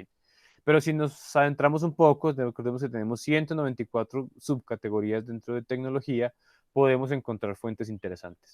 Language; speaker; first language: Spanish; native; Spanish